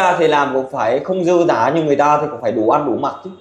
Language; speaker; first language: Vietnamese; native; Vietnamese